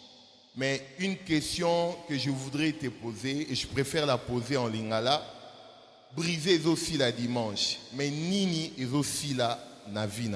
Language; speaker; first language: French; non-native, local second language; Lingala